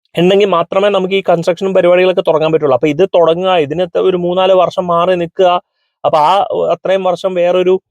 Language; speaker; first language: Malayalam; native; Malayalam